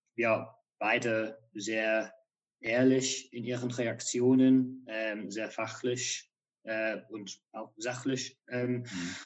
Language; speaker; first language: German; non-native, fluent; English